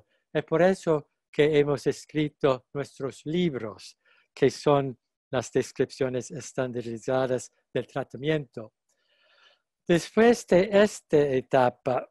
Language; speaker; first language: Spanish; non-native, fluent; English